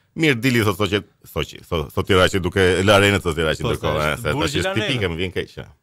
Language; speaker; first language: Albanian; native; Albanian